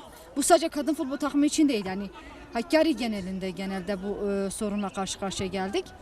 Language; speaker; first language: Turkish; native; Turkish